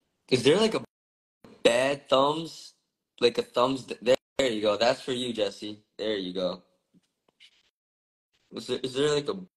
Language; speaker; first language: English; early bilingual, other home language; Korean